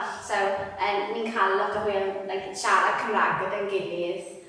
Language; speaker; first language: Welsh; non-native, fluent; English